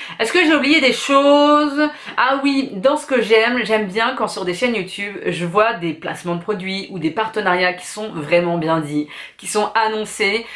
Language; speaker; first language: French; native; French